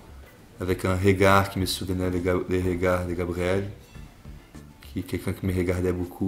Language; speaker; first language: French; non-native, fluent; Portuguese